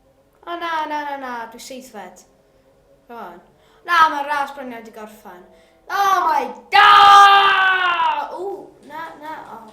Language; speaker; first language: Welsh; non-native, local second language; English